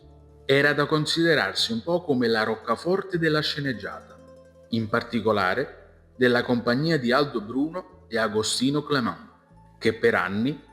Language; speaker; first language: Italian; native; Italian